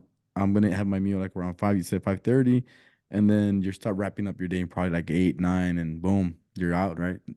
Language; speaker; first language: English; early bilingual, other home language; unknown